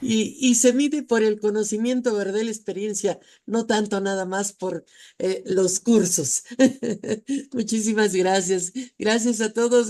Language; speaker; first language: Spanish; native; Spanish